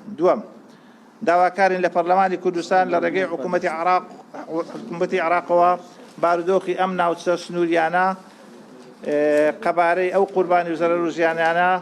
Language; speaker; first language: Central Kurdish; native; Central Kurdish